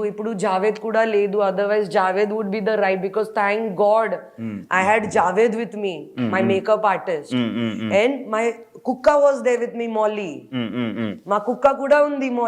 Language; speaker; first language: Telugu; non-native, local second language; Hindi